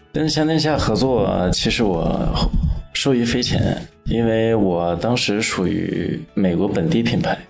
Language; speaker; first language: Chinese; native; Chinese